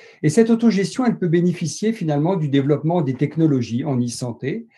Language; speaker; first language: French; native; French